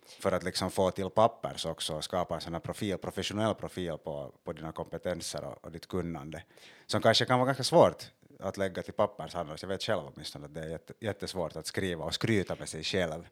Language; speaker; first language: Swedish; native; Swedish